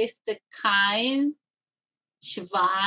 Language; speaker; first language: German; non-native, learner; Korean